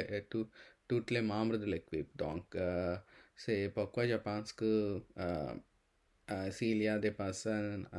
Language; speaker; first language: French; non-native, learner; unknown